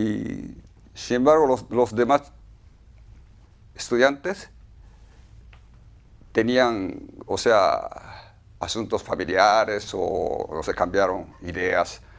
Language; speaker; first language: Spanish; non-native, fluent; Japanese